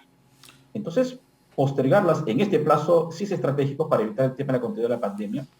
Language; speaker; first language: Spanish; native; Spanish